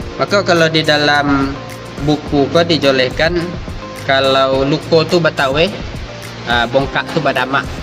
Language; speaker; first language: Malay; non-native, local second language; Minangkabau